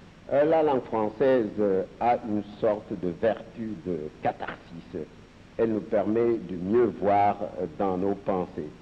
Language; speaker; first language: French; non-native, local second language; Serer